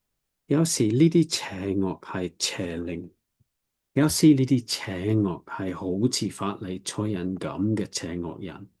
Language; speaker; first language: Cantonese; non-native, learner; English